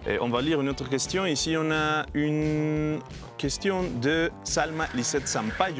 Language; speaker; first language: French; non-native, learner; Spanish